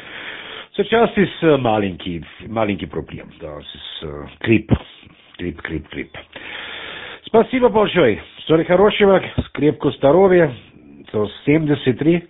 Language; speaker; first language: Russian; non-native, learner; German